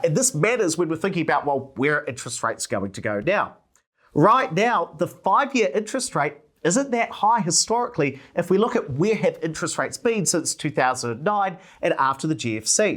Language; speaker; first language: English; native; English